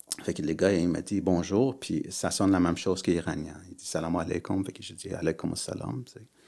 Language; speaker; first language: French; early bilingual, other home language; Persian